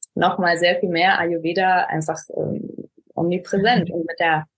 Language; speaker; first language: German; native; German